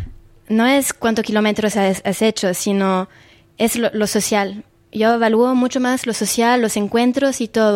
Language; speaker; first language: Spanish; non-native, fluent; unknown